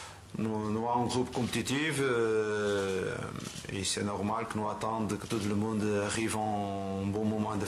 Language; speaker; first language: French; non-native, learner; Portuguese